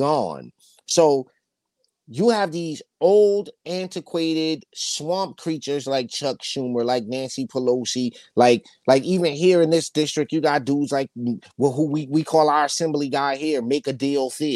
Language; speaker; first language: English; native; English